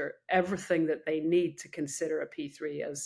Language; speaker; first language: English; native; English